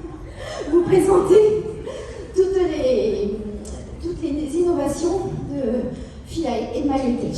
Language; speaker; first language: French; native; French